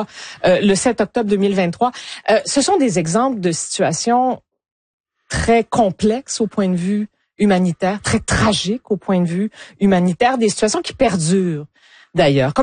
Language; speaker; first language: French; native; French